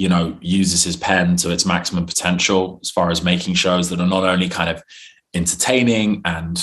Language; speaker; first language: English; native; English